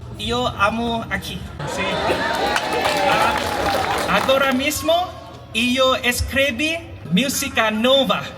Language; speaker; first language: Portuguese; non-native, learner; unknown